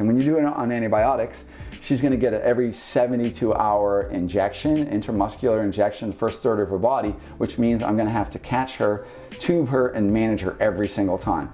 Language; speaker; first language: English; native; English